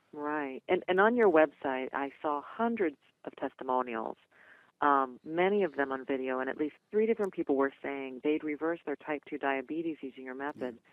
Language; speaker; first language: English; native; English